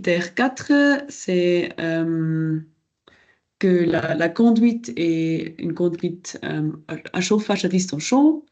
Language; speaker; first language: French; non-native, local second language; German